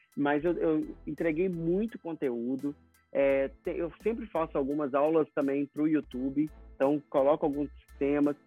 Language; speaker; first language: Portuguese; native; Portuguese